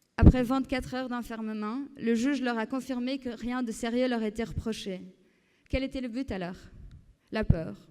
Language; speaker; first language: French; non-native, fluent; Portuguese